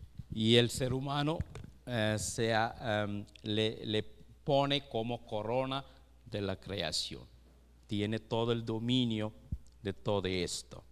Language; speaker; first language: Spanish; non-native, fluent; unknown